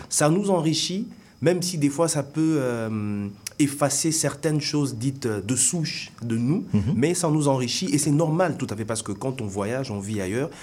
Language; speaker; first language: French; non-native, local second language; Lingala